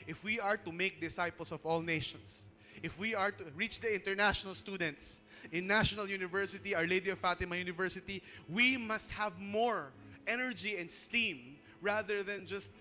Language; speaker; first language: English; non-native, local second language; Filipino